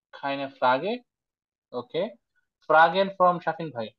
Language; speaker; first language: German; non-native, fluent; Bangla